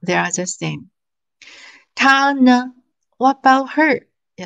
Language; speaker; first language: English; non-native, fluent; Chinese